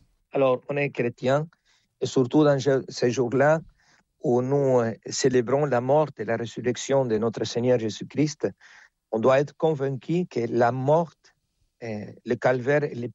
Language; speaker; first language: French; non-native, fluent; Spanish